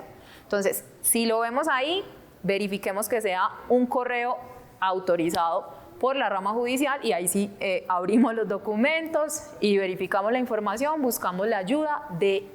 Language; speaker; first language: Spanish; native; Spanish